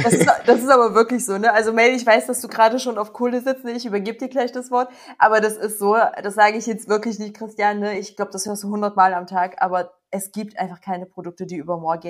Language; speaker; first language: German; native; German